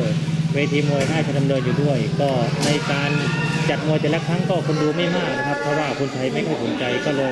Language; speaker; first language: Thai; native; Thai